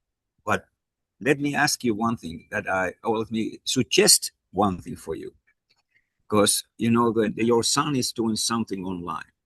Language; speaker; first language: English; non-native, fluent; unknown